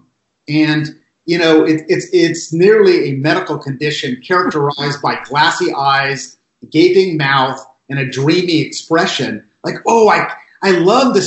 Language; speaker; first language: English; native; English